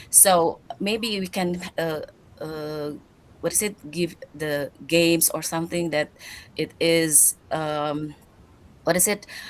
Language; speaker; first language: English; non-native, learner; Indonesian